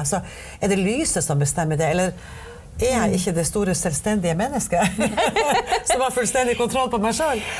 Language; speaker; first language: Norwegian; native; Norwegian